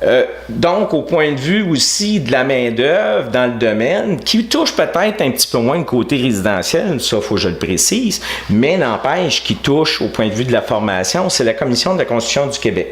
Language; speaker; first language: French; native; French